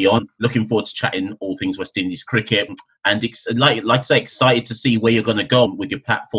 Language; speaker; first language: English; native; English